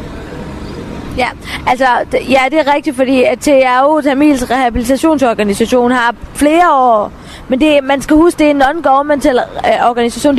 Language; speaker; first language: Danish; early bilingual, other home language; Tamil